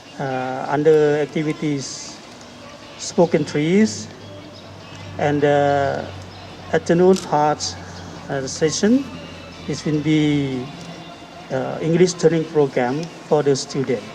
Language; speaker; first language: English; non-native, learner; Thai